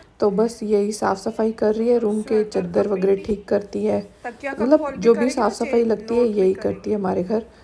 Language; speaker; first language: Hindi; native; Hindi